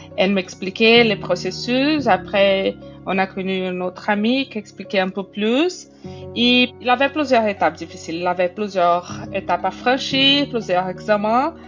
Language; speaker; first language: French; non-native, fluent; Portuguese